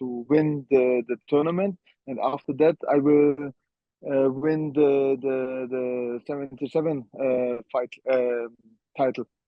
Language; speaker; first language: English; non-native, learner; German